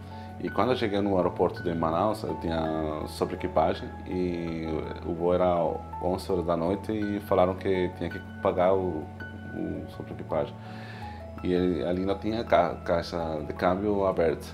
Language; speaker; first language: Portuguese; non-native, fluent; Spanish